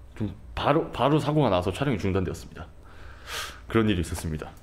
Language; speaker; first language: Korean; non-native, fluent; Portuguese